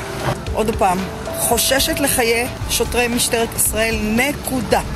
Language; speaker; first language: Hebrew; native; Hebrew